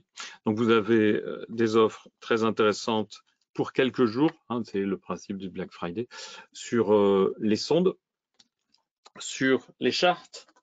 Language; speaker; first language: French; native; French